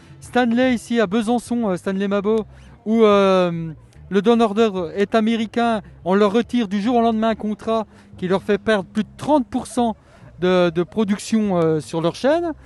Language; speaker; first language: French; native; French